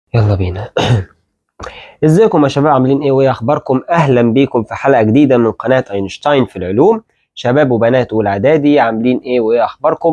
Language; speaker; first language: Arabic; native; Arabic